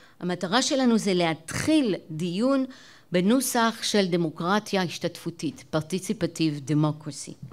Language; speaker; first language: Hebrew; non-native, fluent; French